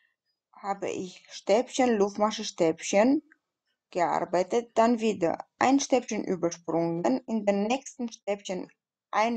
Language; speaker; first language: German; non-native, fluent; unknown